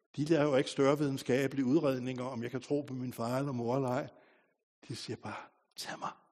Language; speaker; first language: Danish; native; Danish